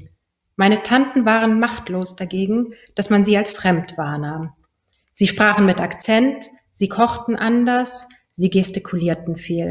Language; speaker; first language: German; early bilingual, other home language; Persian